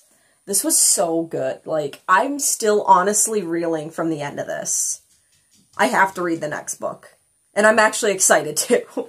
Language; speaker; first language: English; native; English